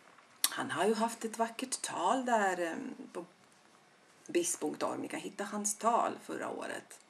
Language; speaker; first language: Swedish; non-native, fluent; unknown